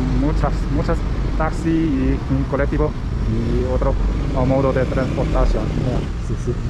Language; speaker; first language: Spanish; non-native, learner; Korean